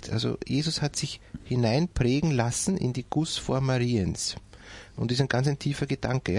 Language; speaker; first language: German; native; German